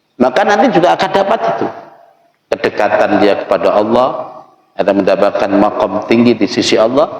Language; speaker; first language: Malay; non-native, local second language; Javanese